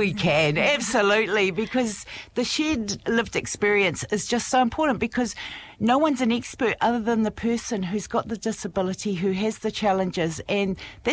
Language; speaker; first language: English; native; English